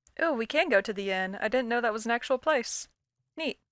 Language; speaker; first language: English; native; English